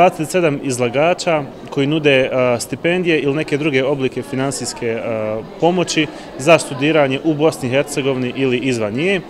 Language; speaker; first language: Bosnian; native; Bosnian